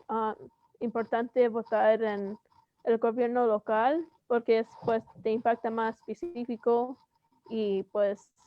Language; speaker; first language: Spanish; early bilingual, heritage; Spanish